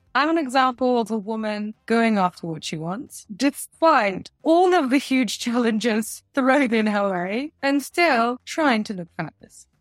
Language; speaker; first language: English; early bilingual, other home language; Russian